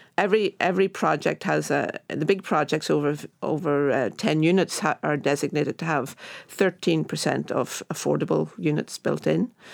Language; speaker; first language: English; native; English